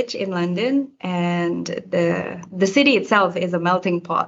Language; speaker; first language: English; non-native, fluent; Indonesian